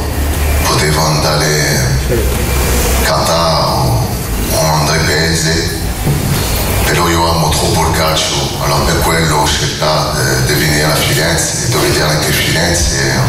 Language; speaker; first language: Italian; non-native, learner; French